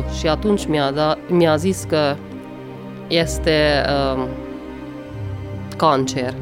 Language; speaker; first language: Romanian; non-native, local second language; Hungarian